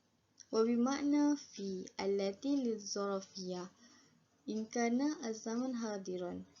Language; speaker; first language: Arabic; non-native, learner; Malay